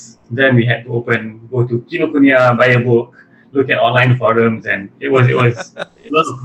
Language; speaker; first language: English; early bilingual, other home language; Malay